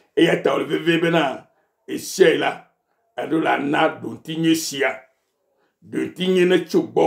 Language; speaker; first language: French; non-native, local second language; Ewe